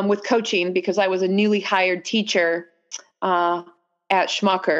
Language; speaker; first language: English; native; English